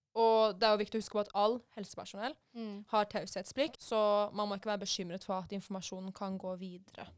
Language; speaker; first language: Norwegian; early bilingual, other home language; Persian